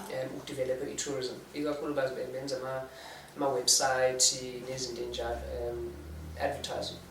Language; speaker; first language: Zulu; non-native, local second language; English